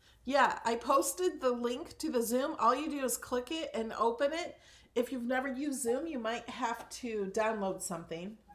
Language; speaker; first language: English; native; English